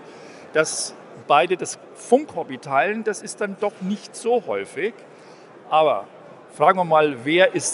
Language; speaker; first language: German; native; German